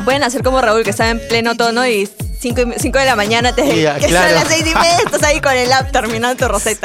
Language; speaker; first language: Spanish; native; Spanish